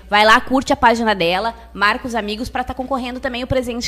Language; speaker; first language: Portuguese; native; Portuguese